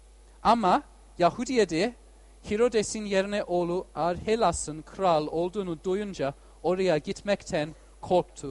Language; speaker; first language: Turkish; non-native, fluent; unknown